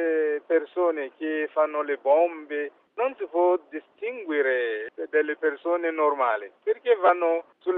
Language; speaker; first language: Italian; non-native, fluent; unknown